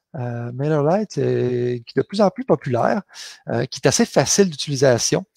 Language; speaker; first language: French; native; French